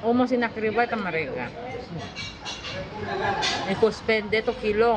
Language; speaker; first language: Greek; non-native, learner; Filipino